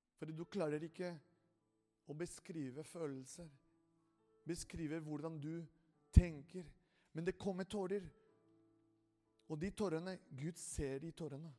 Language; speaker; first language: Norwegian; non-native, fluent; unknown